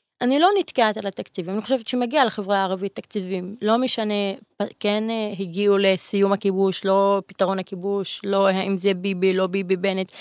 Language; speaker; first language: Hebrew; non-native, local second language; Arabic